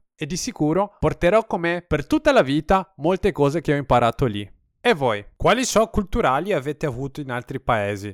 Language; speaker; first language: Italian; non-native, fluent; Portuguese